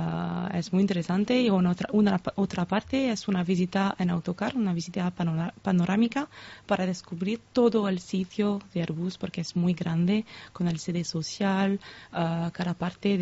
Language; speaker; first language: Spanish; non-native, fluent; French